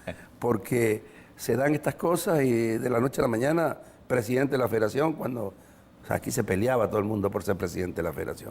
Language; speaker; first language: Spanish; native; Spanish